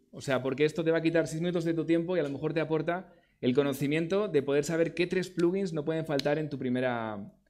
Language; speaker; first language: Spanish; native; Spanish